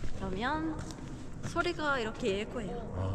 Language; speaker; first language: Korean; non-native, learner; Persian